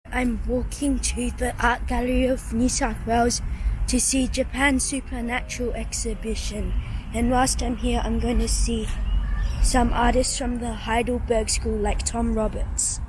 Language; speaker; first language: English; native; English